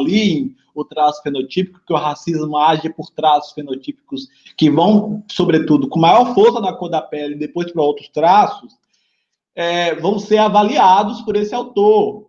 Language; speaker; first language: Portuguese; native; Portuguese